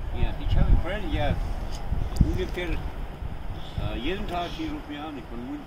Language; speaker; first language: German; non-native, learner; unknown